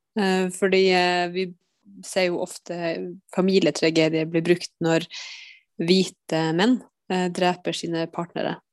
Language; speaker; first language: Norwegian; native; Norwegian